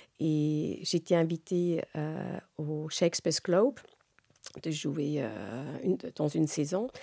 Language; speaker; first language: French; non-native, local second language; Swiss German